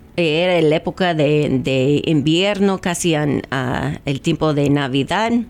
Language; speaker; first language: Spanish; non-native, fluent; English